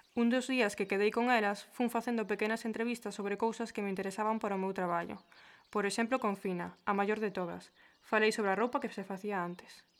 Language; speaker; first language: Galician; early bilingual, heritage; Galician